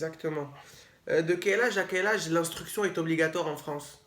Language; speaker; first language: French; native; French